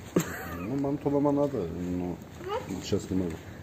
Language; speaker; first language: Russian; non-native, learner; Turkish